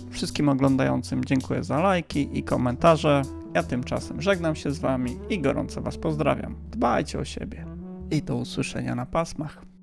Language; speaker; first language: Polish; native; Polish